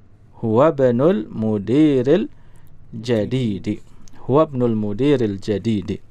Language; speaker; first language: Arabic; non-native, fluent; Indonesian